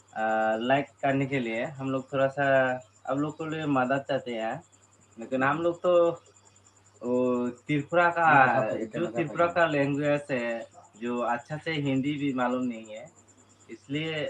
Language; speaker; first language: Hindi; non-native, local second language; Kok Borok